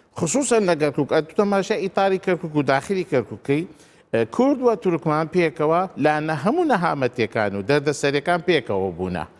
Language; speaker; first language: Central Kurdish; non-native, local second language; Turkish